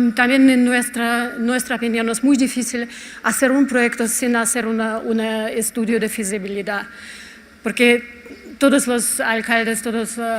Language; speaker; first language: Spanish; non-native, fluent; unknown